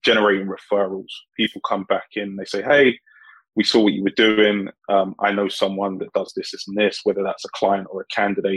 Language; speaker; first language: English; native; English